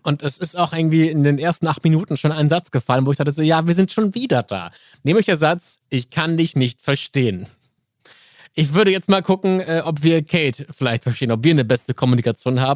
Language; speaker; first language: German; native; German